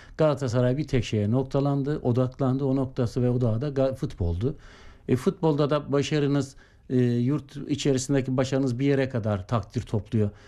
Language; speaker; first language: Turkish; native; Turkish